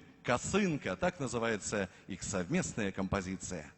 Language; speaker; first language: Russian; native; Russian